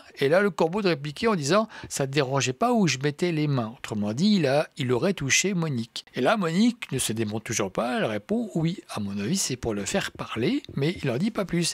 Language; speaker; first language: French; native; French